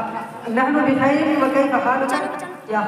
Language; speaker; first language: Arabic; non-native, learner; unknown